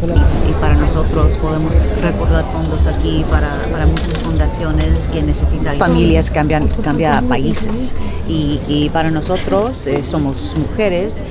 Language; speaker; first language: Spanish; early bilingual, heritage; Spanish